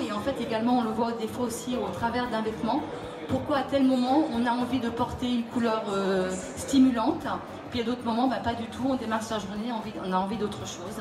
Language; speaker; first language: French; native; French